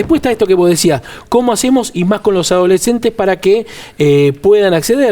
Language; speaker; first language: Spanish; native; Spanish